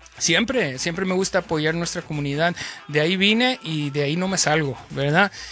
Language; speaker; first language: Spanish; early bilingual, heritage; Spanish